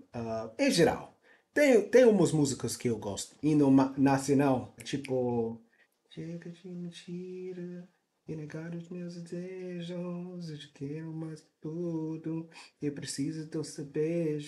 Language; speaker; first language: Portuguese; non-native, learner; English